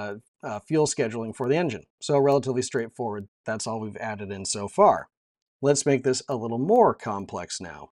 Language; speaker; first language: English; native; English